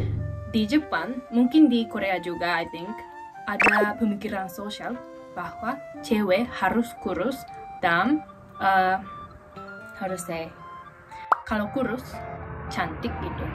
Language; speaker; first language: Indonesian; non-native, fluent; Japanese